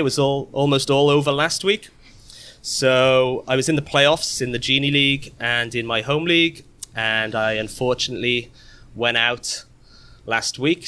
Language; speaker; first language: English; native; English